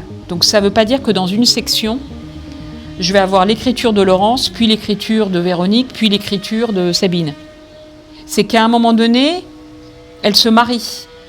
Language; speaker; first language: French; native; French